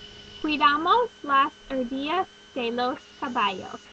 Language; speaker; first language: Spanish; non-native, learner; English